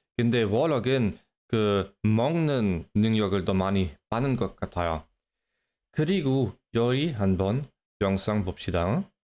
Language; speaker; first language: Korean; non-native, fluent; English